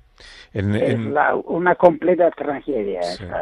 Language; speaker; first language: Spanish; non-native, learner; Greek